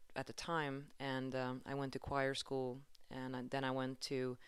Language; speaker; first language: English; non-native, fluent; Swedish